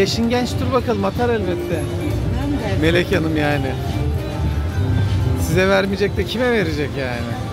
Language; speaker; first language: Turkish; native; Turkish